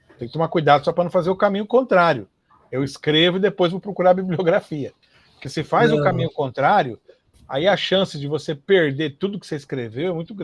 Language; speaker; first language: Portuguese; native; Portuguese